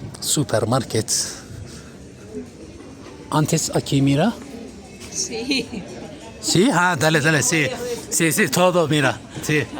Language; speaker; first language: Spanish; non-native, learner; Turkish